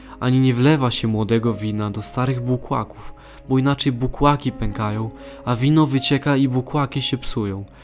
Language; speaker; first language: Polish; native; Polish